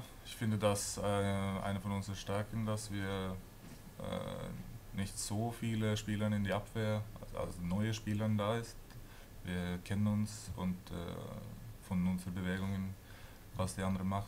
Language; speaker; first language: German; non-native, fluent; Norwegian